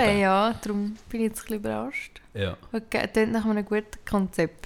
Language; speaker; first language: German; native; German